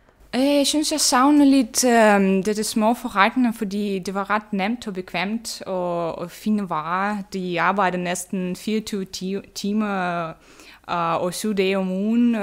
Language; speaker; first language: Danish; non-native, learner; Russian